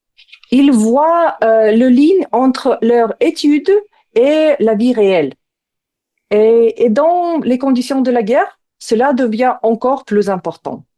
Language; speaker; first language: French; non-native, fluent; Ukrainian